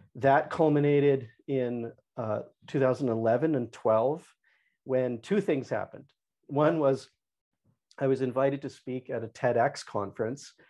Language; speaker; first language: English; native; English